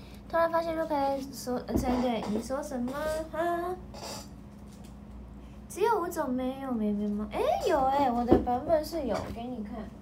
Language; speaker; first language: Chinese; non-native, fluent; Japanese